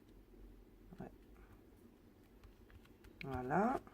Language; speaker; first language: French; native; French